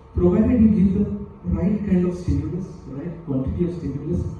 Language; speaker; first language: English; non-native, local second language; Marathi